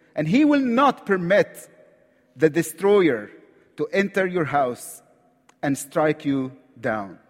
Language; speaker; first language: English; non-native, fluent; Arabic